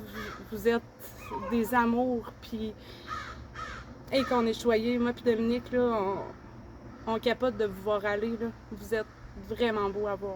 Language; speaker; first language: French; native; French